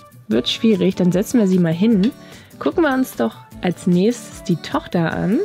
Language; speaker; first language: German; native; German